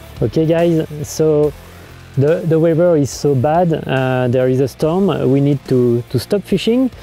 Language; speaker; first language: English; non-native, fluent; French